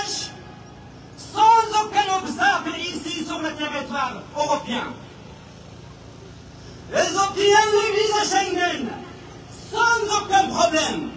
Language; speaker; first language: French; non-native, fluent; Persian